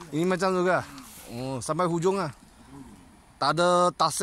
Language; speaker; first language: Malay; non-native, local second language; Cantonese